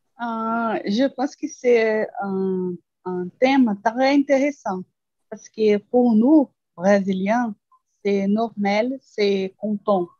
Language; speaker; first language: French; non-native, learner; Portuguese